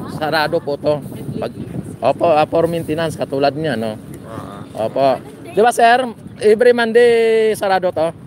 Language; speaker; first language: Filipino; non-native, local second language; Cebuano